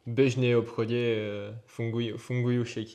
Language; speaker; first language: Slovak; non-native, learner; French